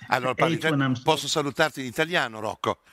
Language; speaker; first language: Italian; native; Italian